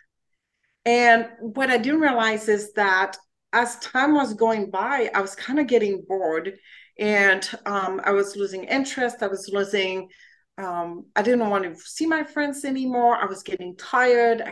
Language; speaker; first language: English; non-native, fluent; French